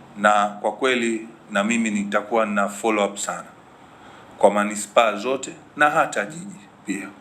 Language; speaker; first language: Swahili; native; Swahili